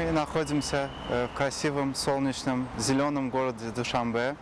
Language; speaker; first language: Russian; non-native, fluent; Azerbaijani